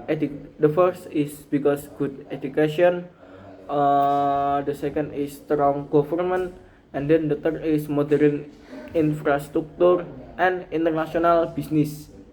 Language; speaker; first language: English; non-native, learner; Indonesian